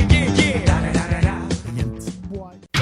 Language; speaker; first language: French; native; French